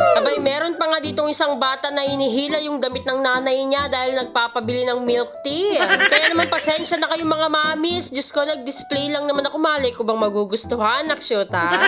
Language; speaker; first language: Filipino; native; Filipino